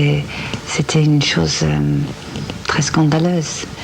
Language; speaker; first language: French; non-native, fluent; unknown